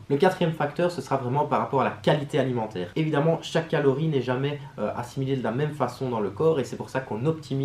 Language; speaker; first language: French; native; French